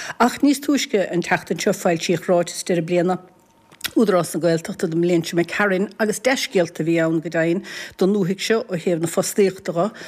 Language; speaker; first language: Irish; native; Irish